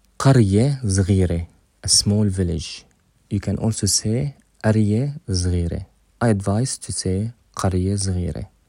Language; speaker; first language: Arabic; native; Arabic